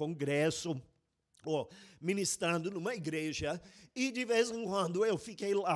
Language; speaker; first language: Portuguese; non-native, fluent; English